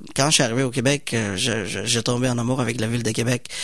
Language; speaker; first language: French; non-native, fluent; Somali